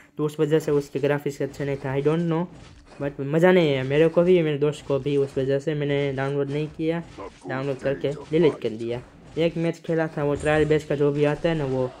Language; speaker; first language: Hindi; non-native, local second language; Gujarati